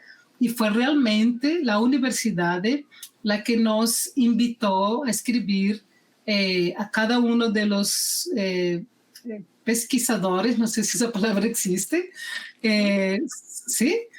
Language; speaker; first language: Portuguese; non-native, fluent; Spanish